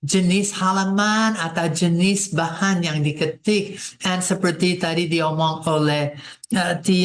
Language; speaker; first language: Indonesian; non-native, fluent; English